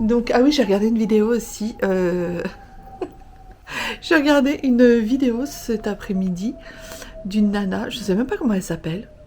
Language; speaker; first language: French; native; French